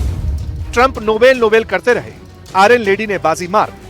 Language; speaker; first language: Hindi; native; Hindi